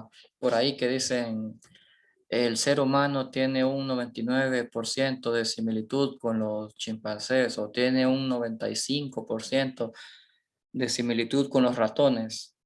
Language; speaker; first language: Spanish; native; Spanish